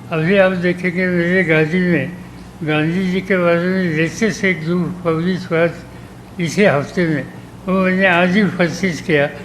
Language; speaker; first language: Hindi; non-native, local second language; Marathi